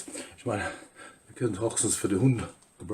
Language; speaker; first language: German; non-native, fluent; English